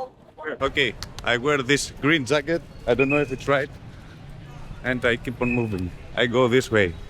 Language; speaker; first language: English; non-native, fluent; Greek